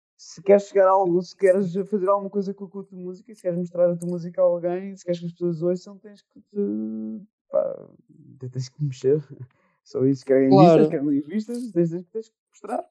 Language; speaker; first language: Portuguese; native; Portuguese